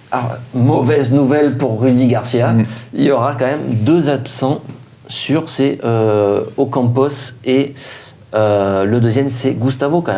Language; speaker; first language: French; native; French